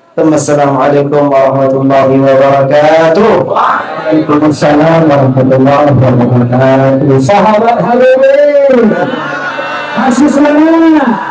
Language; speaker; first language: Malay; non-native, local second language; Achinese